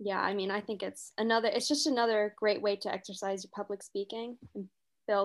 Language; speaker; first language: English; native; English